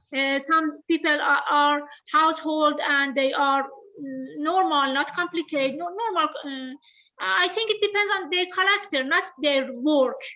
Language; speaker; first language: English; non-native, learner; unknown